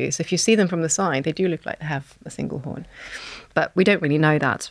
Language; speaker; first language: English; non-native, fluent; Norwegian